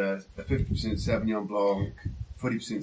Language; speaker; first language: English; native; English